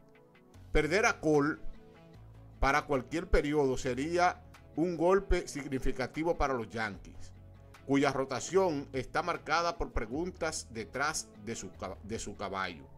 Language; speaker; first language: Spanish; native; Spanish